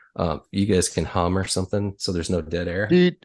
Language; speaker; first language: English; native; English